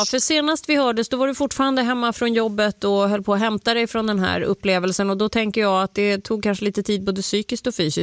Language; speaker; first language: Swedish; native; Swedish